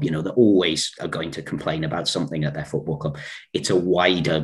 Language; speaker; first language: English; native; English